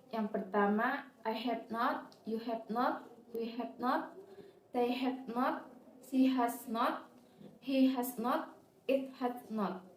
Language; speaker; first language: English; non-native, learner; Indonesian